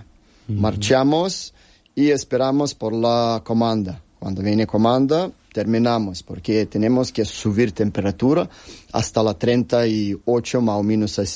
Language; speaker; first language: Spanish; non-native, learner; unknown